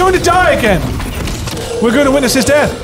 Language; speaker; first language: English; native; English